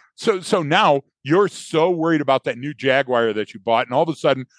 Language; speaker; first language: English; native; English